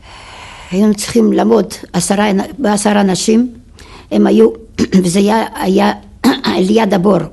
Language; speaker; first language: Hebrew; non-native, fluent; Yiddish